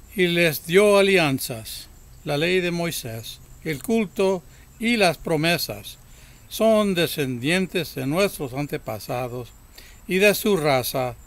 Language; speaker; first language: Spanish; early bilingual, heritage; Spanish